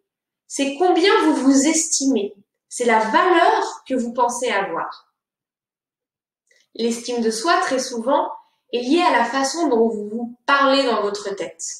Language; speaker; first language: French; native; French